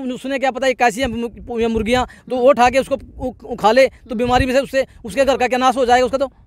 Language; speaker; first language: Hindi; native; Hindi